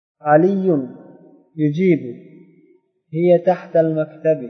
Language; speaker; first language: Arabic; non-native, fluent; Uzbek